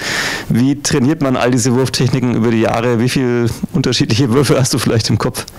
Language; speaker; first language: German; native; German